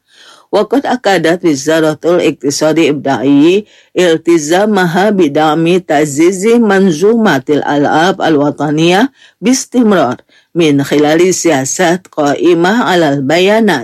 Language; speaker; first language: Arabic; non-native, fluent; Indonesian